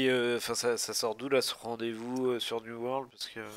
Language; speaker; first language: French; native; French